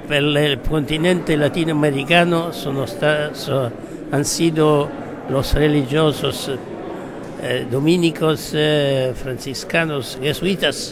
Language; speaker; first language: Spanish; non-native, fluent; Italian